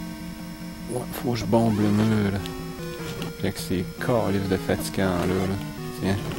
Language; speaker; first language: French; native; French